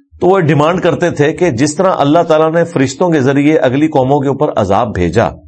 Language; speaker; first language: Urdu; non-native, local second language; Punjabi